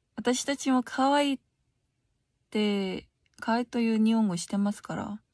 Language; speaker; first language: Japanese; non-native, learner; Korean